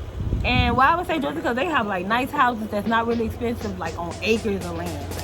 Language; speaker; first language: English; native; English